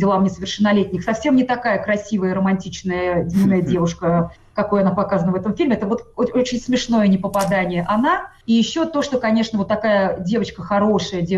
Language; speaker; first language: Russian; non-native, local second language; Tatar